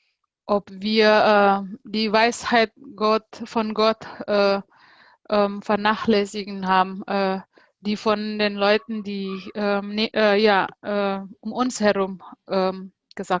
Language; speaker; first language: German; non-native, fluent; Indonesian